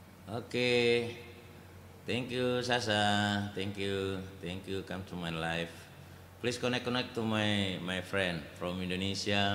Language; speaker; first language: English; non-native, learner; Indonesian